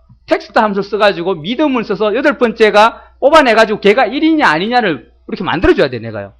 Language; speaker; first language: Korean; native; Korean